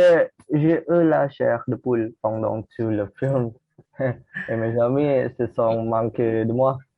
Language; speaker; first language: French; non-native, learner; Indonesian